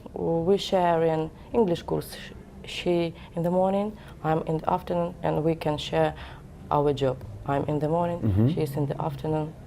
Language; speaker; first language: English; non-native, learner; Ukrainian